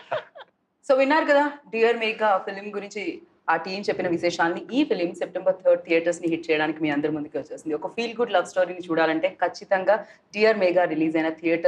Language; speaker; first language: Telugu; native; Telugu